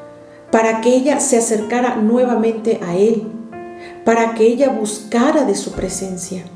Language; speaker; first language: Spanish; native; Spanish